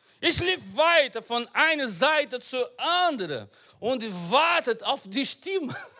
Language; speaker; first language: German; non-native, learner; Portuguese